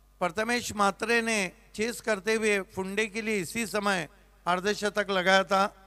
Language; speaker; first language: Hindi; non-native, local second language; Marathi